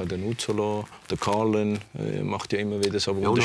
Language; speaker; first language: German; native; German